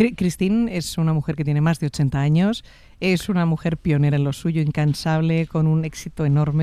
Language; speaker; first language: Spanish; native; Spanish